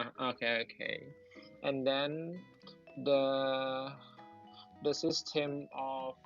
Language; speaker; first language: English; non-native, learner; Thai